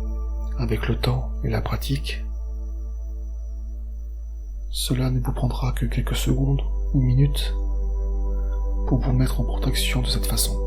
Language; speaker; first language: French; native; French